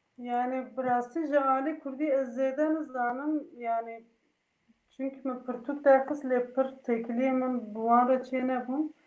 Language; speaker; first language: Kurdish; non-native, local second language; Turkish